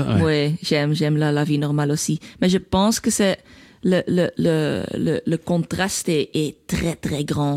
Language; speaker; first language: French; non-native, local second language; Dutch